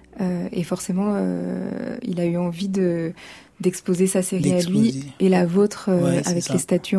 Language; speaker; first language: French; native; French